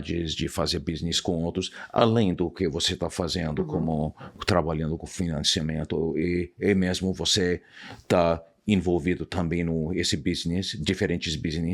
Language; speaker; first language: Portuguese; non-native, fluent; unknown